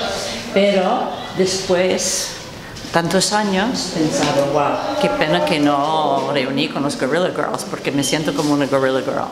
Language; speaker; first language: Spanish; non-native, fluent; English